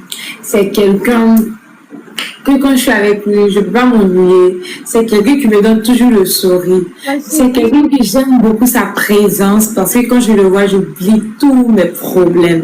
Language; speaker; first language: French; non-native, local second language; Haitian Creole